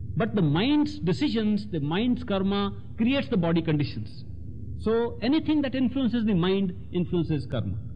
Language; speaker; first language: English; non-native, local second language; Hindi